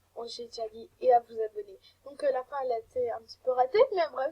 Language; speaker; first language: French; native; French